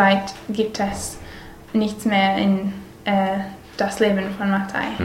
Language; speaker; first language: German; non-native, learner; English